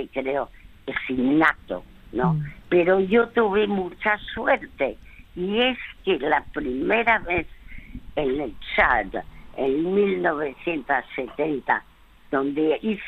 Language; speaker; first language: Spanish; early bilingual, other home language; French